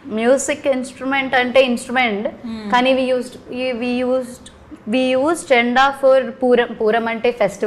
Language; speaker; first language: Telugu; non-native, learner; Malayalam